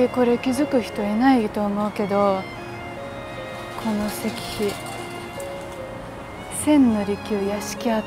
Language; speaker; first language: Japanese; non-native, fluent; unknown